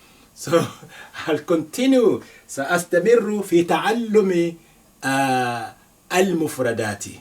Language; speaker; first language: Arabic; non-native, fluent; Yoruba